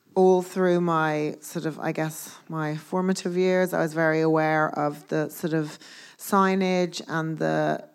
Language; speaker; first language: English; native; English